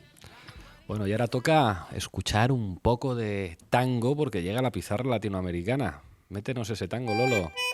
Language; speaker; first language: Spanish; native; Spanish